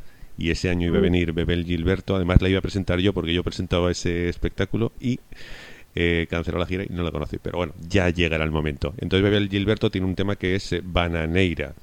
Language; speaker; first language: Spanish; native; Spanish